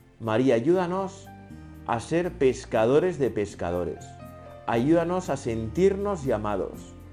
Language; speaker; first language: Spanish; native; Spanish